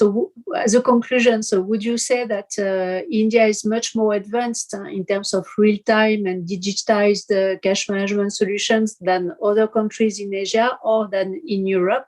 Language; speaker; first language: English; non-native, fluent; French